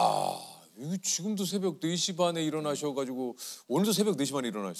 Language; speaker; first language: Korean; native; Korean